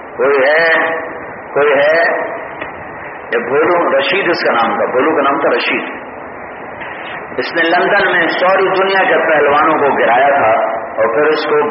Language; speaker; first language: Urdu; non-native, local second language; Punjabi